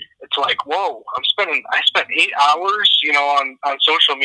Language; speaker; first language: English; native; English